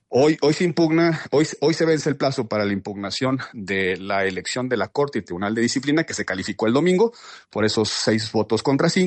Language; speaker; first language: Spanish; native; Spanish